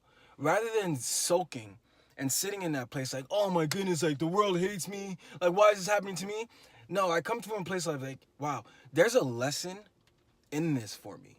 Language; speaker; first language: English; native; English